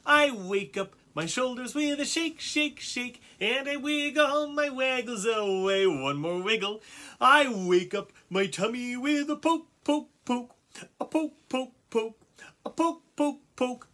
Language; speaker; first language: English; native; English